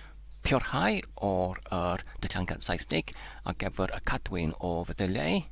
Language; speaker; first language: Welsh; non-native, learner; Polish